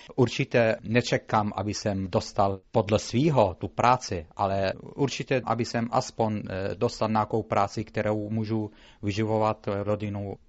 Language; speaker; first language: Czech; non-native, fluent; Arabic